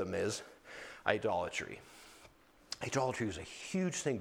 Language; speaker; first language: English; native; English